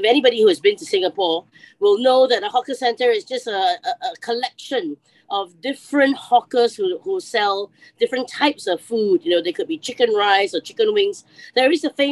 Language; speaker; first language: English; native; English